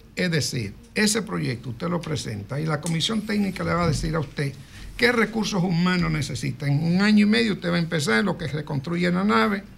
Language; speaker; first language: Spanish; native; Spanish